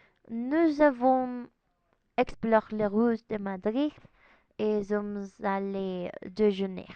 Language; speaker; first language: French; non-native, learner; Spanish